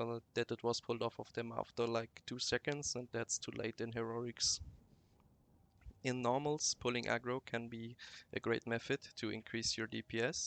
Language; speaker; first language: English; non-native, fluent; German